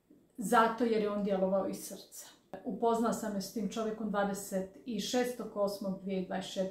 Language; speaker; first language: Croatian; native; Croatian